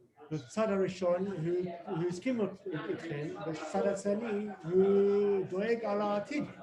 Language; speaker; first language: Hebrew; non-native, learner; English